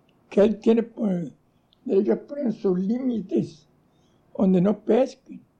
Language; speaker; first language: Spanish; native; Spanish